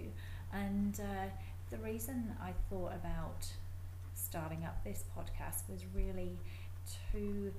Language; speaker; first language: English; native; English